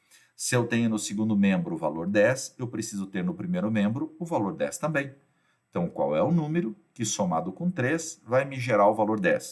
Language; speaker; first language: Portuguese; native; Portuguese